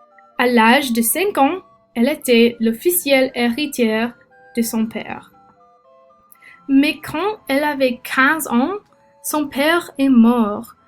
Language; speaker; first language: French; non-native, learner; English